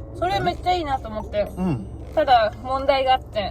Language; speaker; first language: Japanese; native; Japanese